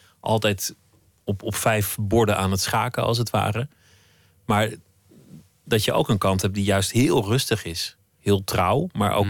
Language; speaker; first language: Dutch; native; Dutch